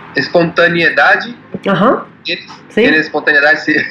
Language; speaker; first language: Spanish; non-native, learner; Portuguese